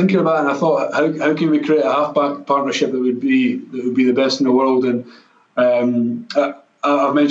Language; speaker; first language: English; native; English